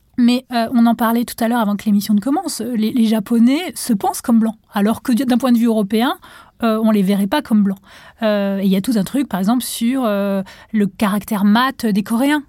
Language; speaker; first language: French; non-native, local second language; Arabic